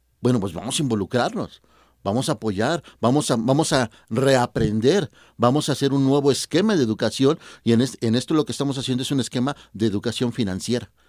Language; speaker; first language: Spanish; native; Spanish